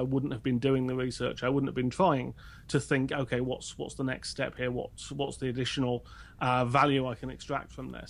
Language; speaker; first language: English; native; English